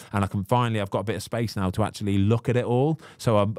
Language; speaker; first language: English; native; English